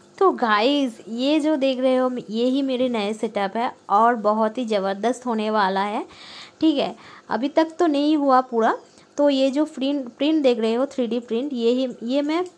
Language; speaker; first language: Hindi; non-native, local second language; Bangla